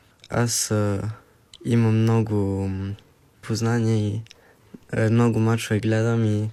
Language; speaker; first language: Bulgarian; early bilingual, heritage; Bulgarian